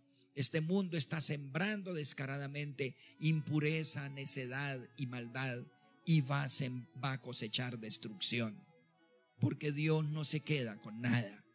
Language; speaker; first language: Spanish; native; Spanish